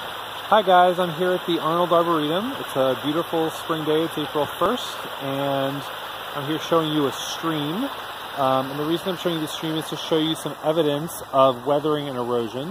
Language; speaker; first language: English; native; English